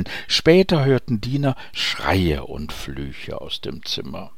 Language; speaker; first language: German; native; German